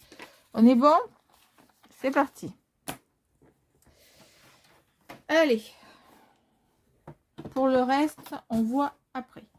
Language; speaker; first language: French; native; French